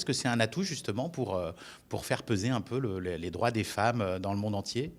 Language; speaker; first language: French; native; French